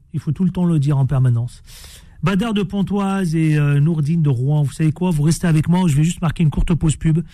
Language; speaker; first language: French; native; French